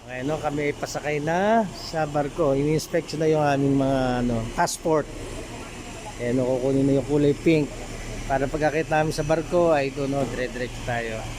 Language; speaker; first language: Filipino; native; Filipino